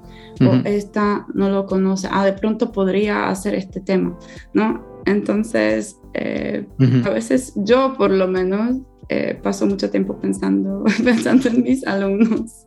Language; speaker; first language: Spanish; non-native, fluent; Polish